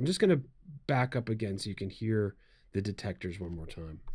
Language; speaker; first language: English; native; English